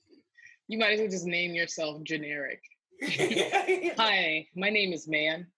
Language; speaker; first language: English; native; English